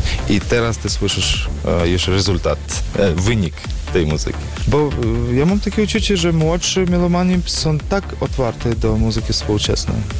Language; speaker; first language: Polish; non-native, learner; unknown